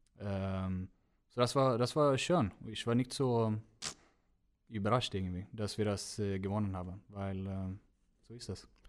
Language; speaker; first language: German; non-native, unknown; Swedish